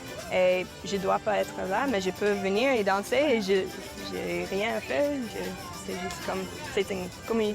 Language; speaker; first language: French; non-native, local second language; English